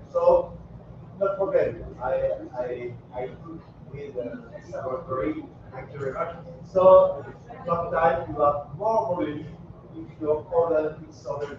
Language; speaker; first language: English; non-native, learner; French